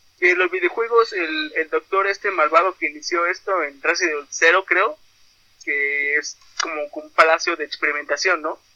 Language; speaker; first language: Spanish; native; Spanish